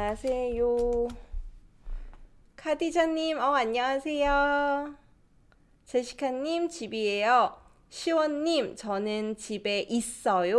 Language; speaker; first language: Korean; non-native, fluent; English